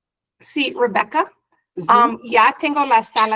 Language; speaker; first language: Spanish; non-native, learner; English